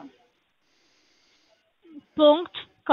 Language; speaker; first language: German; non-native, learner; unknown